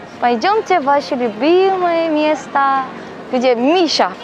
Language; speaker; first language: Russian; non-native, learner; Korean